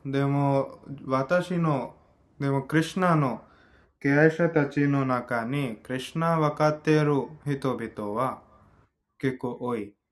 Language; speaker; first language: Japanese; non-native, fluent; Hindi